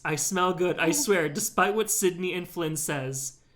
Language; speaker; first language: English; native; English